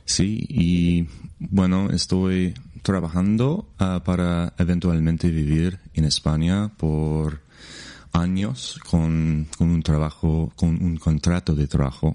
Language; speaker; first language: Spanish; non-native, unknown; English